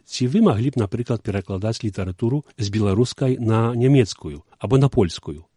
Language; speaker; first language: Belarusian; native; Belarusian